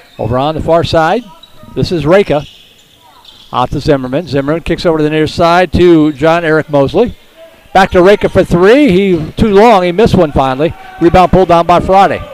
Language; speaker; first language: English; native; English